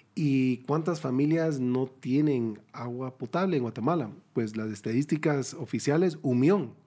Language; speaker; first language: Spanish; early bilingual, heritage; Spanish